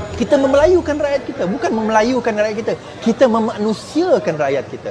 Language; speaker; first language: Malay; non-native, local second language; Chinese